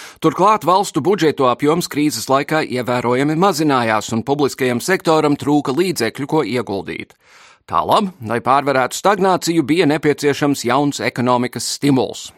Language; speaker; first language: Latvian; early bilingual, heritage; Latvian